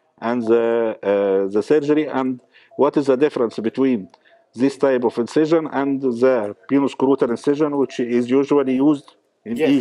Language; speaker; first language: English; non-native, fluent; Arabic